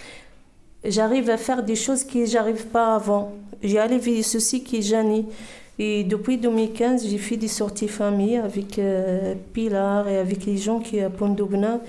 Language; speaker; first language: French; non-native, learner; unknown